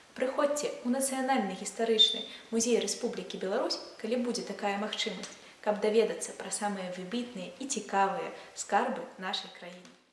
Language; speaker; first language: Belarusian; non-native, local second language; Russian